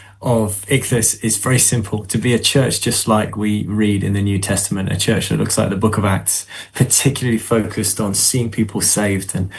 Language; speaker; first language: English; native; English